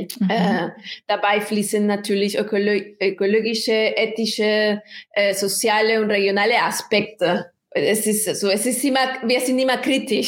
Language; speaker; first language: German; non-native, fluent; Spanish